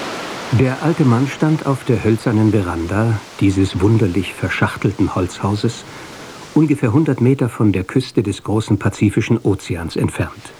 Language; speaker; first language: German; native; German